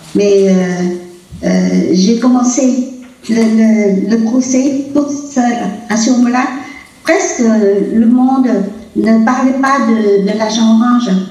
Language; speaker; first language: French; non-native, local second language; Vietnamese